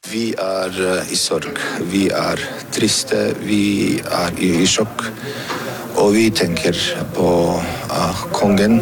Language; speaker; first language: Norwegian; early bilingual, other home language; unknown